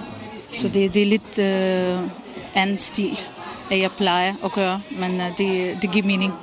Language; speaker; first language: Danish; non-native, fluent; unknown